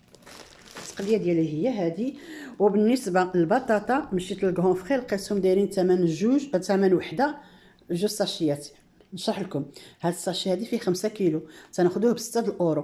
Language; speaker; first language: Arabic; native; Arabic